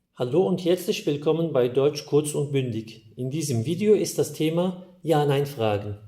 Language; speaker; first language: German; non-native, fluent; Turkish